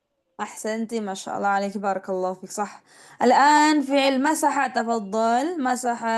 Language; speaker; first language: Arabic; non-native, fluent; Indonesian